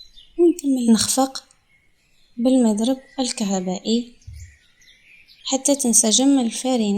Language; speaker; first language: Arabic; native; Arabic